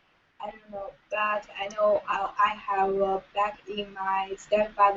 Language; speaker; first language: English; non-native, learner; Chinese